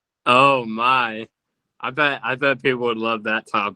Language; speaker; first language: English; native; English